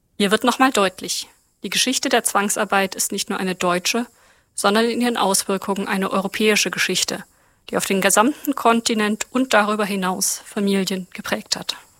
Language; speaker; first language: German; native; German